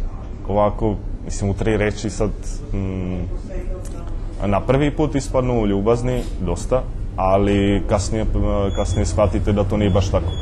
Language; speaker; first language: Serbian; non-native, fluent; Czech